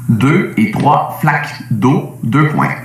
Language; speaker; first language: French; native; French